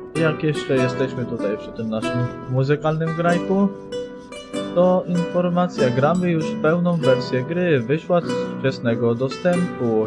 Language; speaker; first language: Polish; native; Polish